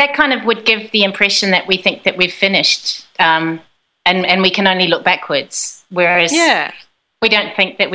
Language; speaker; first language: English; native; English